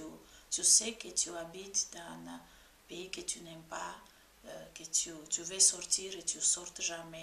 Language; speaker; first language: French; non-native, fluent; Georgian